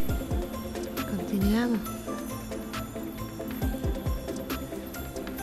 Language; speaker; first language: Italian; non-native, learner; Russian